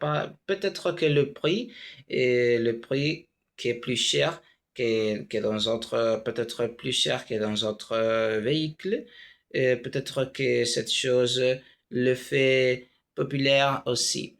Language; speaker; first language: French; non-native, learner; Spanish